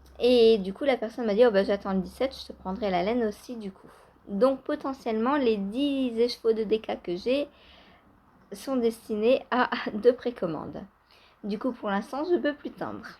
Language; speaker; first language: French; native; French